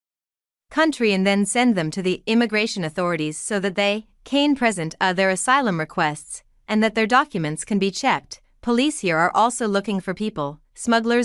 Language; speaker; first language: English; non-native, fluent; German